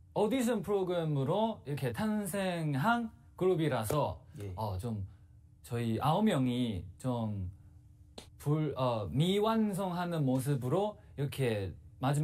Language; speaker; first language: Korean; non-native, learner; Chinese